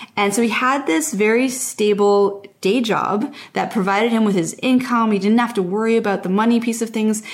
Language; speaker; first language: English; native; English